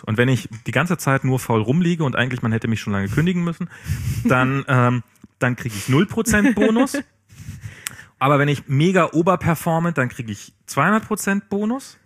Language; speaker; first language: German; native; German